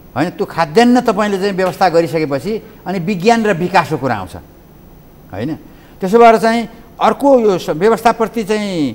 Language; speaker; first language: Nepali; native; Nepali